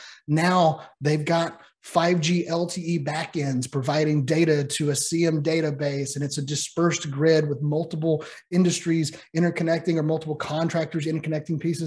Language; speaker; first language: English; native; English